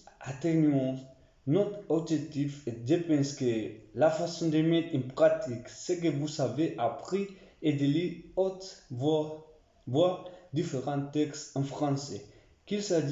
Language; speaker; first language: French; non-native, learner; Spanish